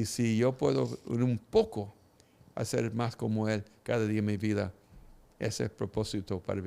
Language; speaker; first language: Spanish; early bilingual, heritage; Spanish